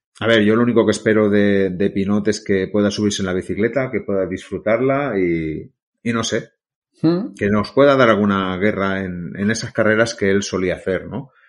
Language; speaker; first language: Spanish; native; Spanish